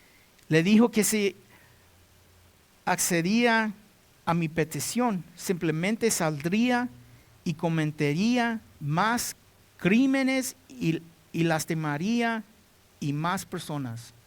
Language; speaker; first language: Spanish; non-native, learner; English